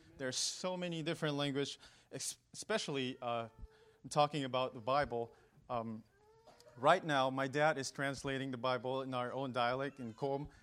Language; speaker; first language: English; non-native, local second language; Manipuri